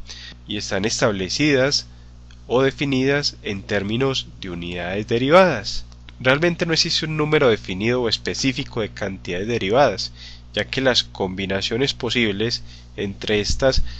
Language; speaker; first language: Spanish; native; Spanish